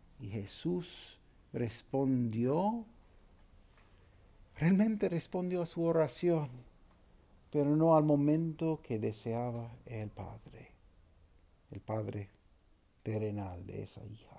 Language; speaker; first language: Spanish; non-native, fluent; English